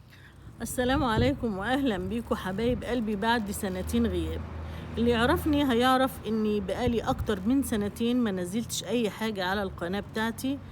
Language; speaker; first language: Arabic; native; Arabic